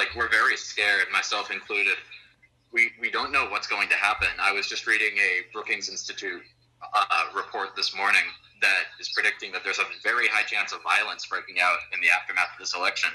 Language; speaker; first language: English; native; English